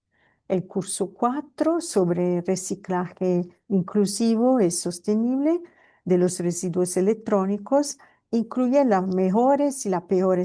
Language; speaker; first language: Spanish; non-native, fluent; Italian